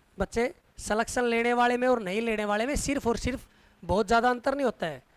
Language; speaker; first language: Hindi; native; Hindi